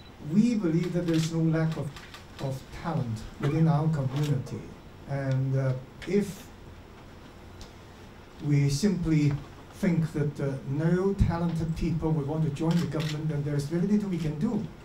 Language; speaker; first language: English; non-native, local second language; Cantonese